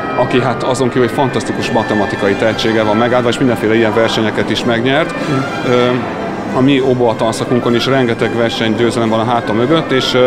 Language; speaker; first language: Hungarian; native; Hungarian